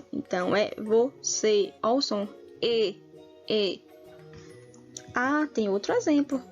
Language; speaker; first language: Portuguese; native; Portuguese